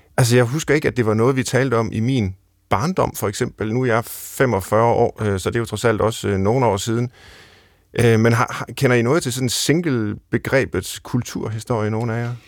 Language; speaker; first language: Danish; native; Danish